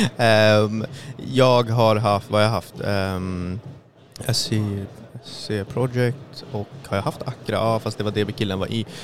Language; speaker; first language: Swedish; early bilingual, other home language; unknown